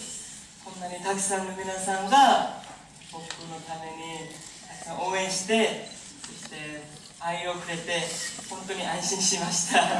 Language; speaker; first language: Japanese; non-native, fluent; Korean